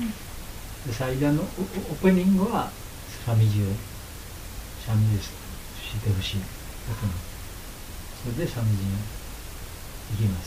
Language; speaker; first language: Japanese; non-native, learner; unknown